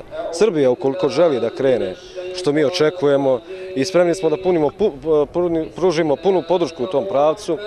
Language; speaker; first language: Croatian; native; Croatian